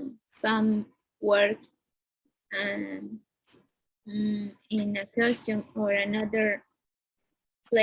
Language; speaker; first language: English; non-native, learner; Spanish